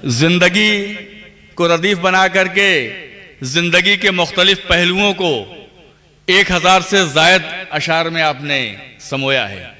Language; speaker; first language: Urdu; native; Urdu